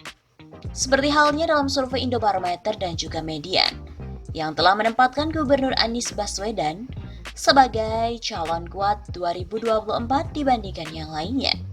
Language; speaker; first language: Indonesian; native; Indonesian